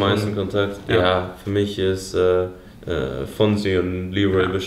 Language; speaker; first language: German; early bilingual, heritage; English